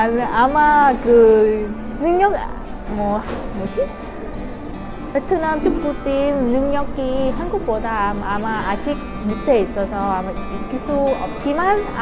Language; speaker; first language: Korean; non-native, learner; Vietnamese